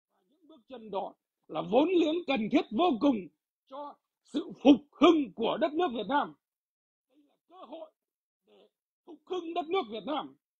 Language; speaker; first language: Vietnamese; native; Vietnamese